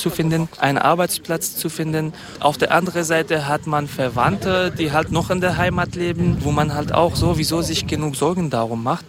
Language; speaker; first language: German; non-native, fluent; Kurdish